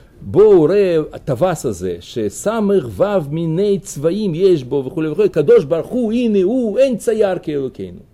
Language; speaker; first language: Hebrew; non-native, fluent; Russian